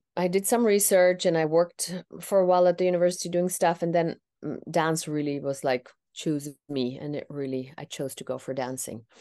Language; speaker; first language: English; non-native, fluent; Tamil